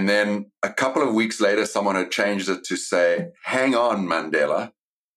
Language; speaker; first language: English; native; English